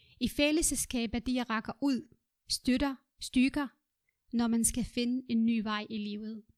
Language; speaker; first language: Danish; non-native, fluent; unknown